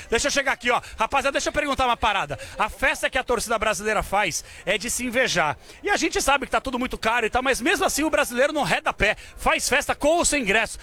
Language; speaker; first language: Portuguese; native; Portuguese